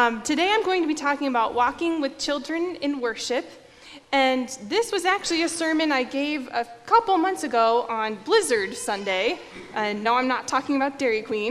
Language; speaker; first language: English; native; English